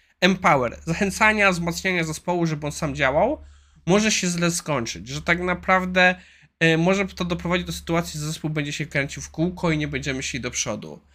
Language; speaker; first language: Polish; native; Polish